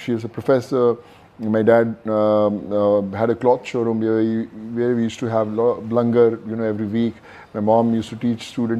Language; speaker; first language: English; non-native, local second language; Punjabi